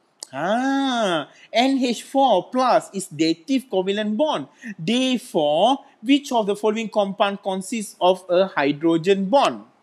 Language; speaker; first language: English; non-native, local second language; Malay